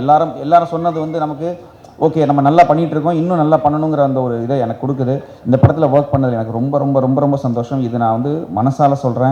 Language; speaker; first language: Tamil; native; Tamil